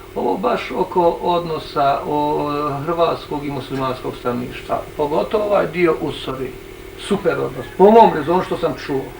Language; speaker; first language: Bosnian; native; Bosnian